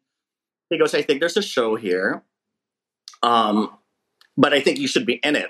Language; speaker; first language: English; non-native, local second language; Filipino